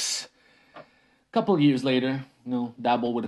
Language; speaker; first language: English; non-native, fluent; French